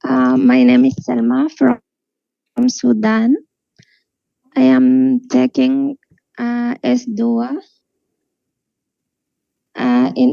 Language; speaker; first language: English; non-native, learner; Arabic